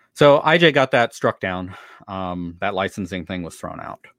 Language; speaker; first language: English; native; English